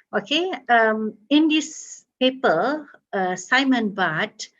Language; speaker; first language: English; non-native, local second language; Malay